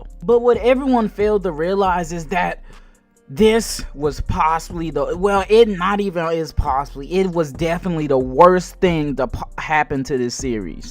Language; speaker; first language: English; native; English